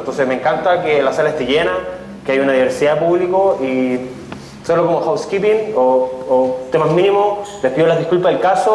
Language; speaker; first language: Spanish; native; Spanish